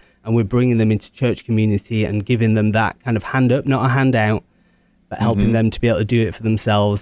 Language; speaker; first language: English; native; English